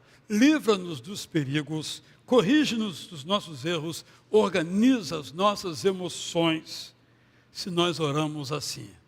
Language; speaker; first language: Portuguese; native; Portuguese